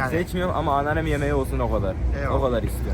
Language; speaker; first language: Turkish; early bilingual, heritage; Turkish